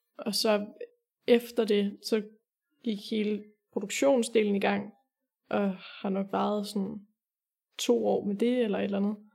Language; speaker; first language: Danish; native; Danish